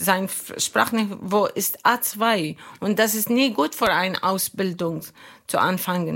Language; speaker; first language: German; non-native, fluent; Arabic